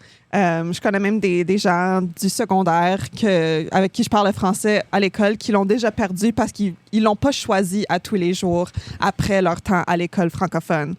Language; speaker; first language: French; native; French